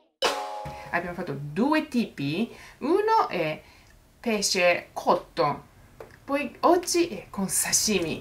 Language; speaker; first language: Italian; non-native, learner; Japanese